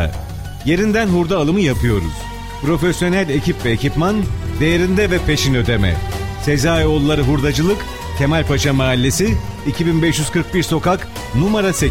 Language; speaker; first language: Turkish; native; Turkish